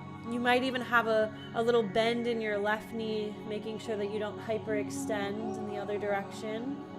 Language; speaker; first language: English; native; English